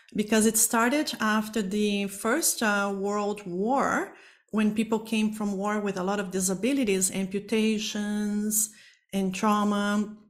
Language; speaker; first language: English; non-native, fluent; Portuguese